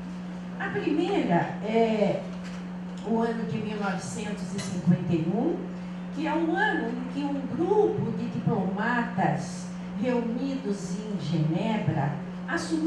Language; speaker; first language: Portuguese; native; Portuguese